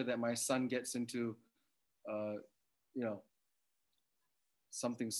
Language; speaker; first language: English; native; English